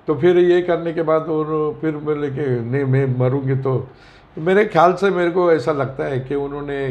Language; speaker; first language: Hindi; non-native, local second language; Marathi